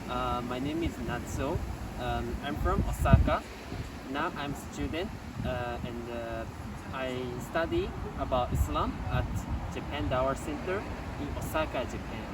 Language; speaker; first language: English; non-native, fluent; Japanese